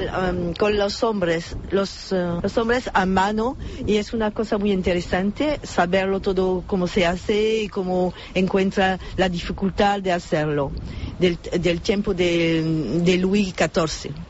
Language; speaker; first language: Spanish; non-native, fluent; French